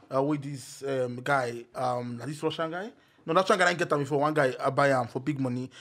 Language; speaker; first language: Nigerian Pidgin; non-native, local second language; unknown